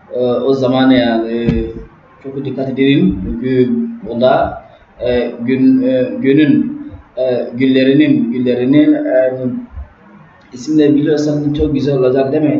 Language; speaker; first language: Turkish; non-native, learner; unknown